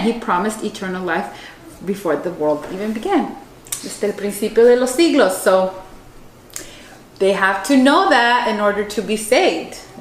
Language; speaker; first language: English; native; English